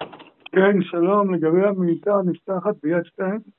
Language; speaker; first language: Hebrew; native; Hebrew